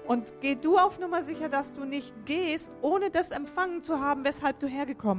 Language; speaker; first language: German; native; German